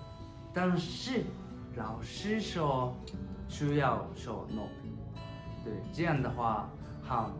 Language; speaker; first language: Chinese; non-native, learner; Japanese